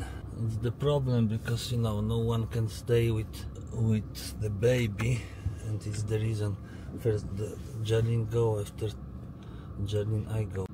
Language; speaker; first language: English; non-native, learner; Polish